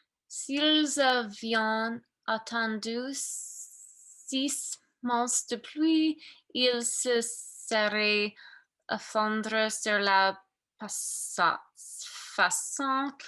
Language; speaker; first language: French; non-native, learner; English